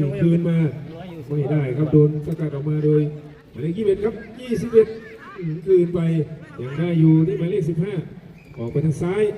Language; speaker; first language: Thai; native; Thai